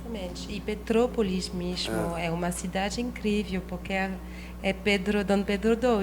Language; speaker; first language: Portuguese; non-native, learner; French